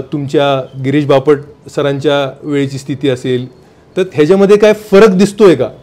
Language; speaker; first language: Marathi; native; Marathi